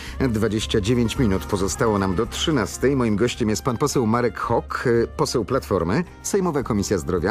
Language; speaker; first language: Polish; native; Polish